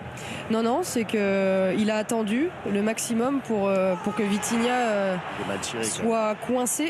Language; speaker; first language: French; native; French